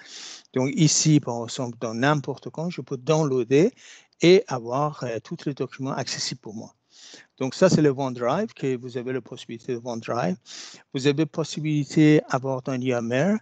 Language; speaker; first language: French; non-native, fluent; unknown